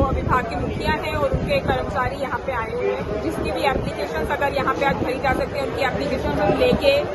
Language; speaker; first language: Hindi; non-native, local second language; Punjabi